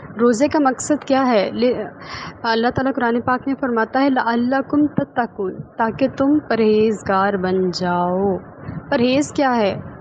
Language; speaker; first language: Urdu; native; Urdu